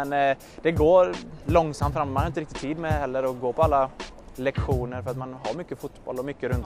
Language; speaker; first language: Swedish; native; Swedish